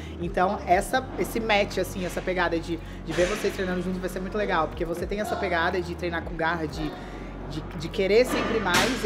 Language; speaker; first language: Portuguese; native; Portuguese